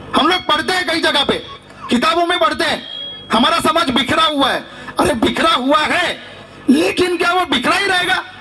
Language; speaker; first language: Hindi; non-native, local second language; Marathi